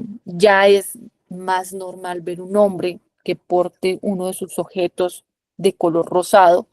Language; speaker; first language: Spanish; native; Spanish